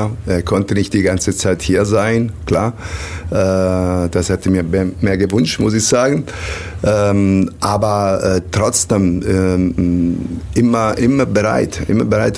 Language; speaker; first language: German; non-native, learner; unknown